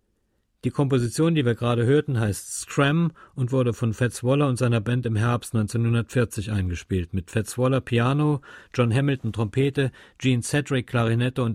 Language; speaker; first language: German; native; German